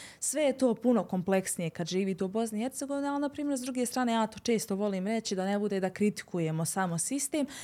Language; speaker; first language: Bosnian; native; Bosnian